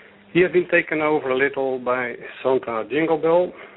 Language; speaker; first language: English; non-native, fluent; Dutch